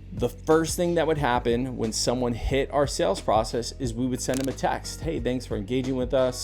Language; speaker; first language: English; native; English